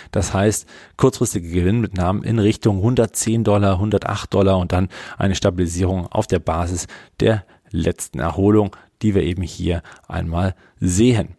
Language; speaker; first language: German; native; German